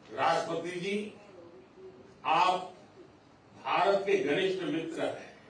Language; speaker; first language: Hindi; non-native, local second language; Gujarati